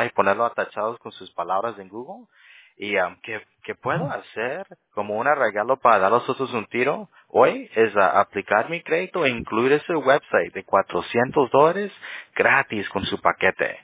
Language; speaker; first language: Spanish; early bilingual, heritage; Spanish